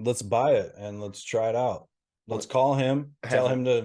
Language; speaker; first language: English; native; English